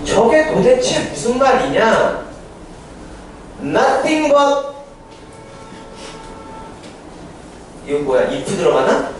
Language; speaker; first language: Korean; native; Korean